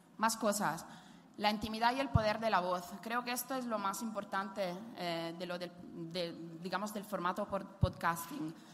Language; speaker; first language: Spanish; non-native, fluent; Italian